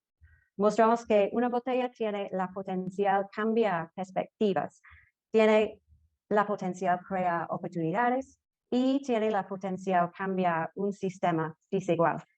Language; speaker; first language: Spanish; non-native, fluent; English